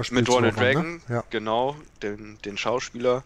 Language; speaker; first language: German; native; German